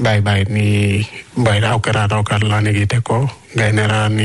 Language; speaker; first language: Basque; non-native, learner; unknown